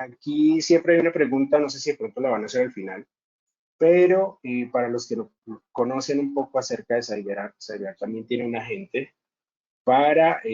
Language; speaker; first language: Spanish; native; Spanish